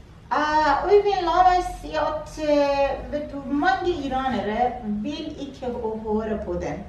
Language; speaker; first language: Norwegian; non-native, fluent; Persian